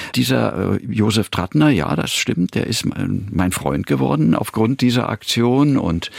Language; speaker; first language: German; native; German